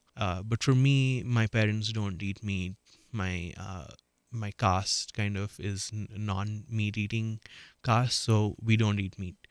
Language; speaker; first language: English; non-native, local second language; Marathi